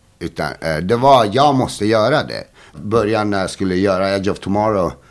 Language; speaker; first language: Swedish; early bilingual, other home language; Bosnian